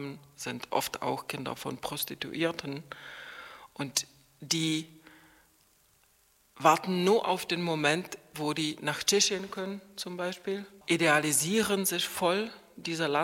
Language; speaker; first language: German; non-native, fluent; Czech